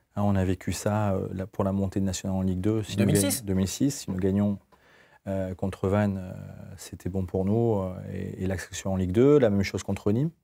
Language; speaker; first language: French; native; French